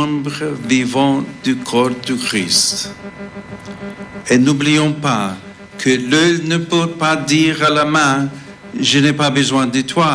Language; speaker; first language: French; non-native, fluent; English